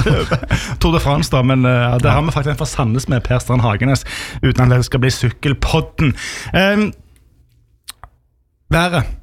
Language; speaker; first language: Norwegian; native; Norwegian